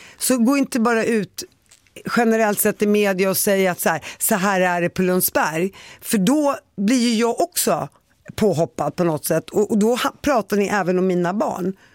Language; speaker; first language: Swedish; native; Swedish